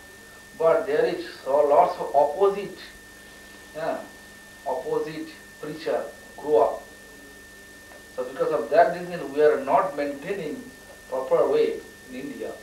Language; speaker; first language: English; non-native, local second language; Bangla